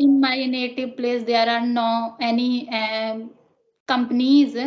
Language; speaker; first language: English; non-native, learner; Hindi